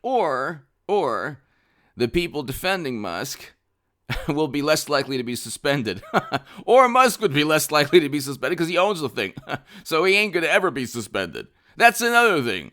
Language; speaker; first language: English; native; English